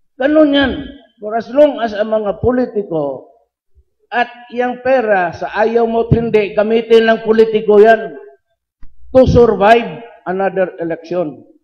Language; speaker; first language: Filipino; non-native, local second language; Cebuano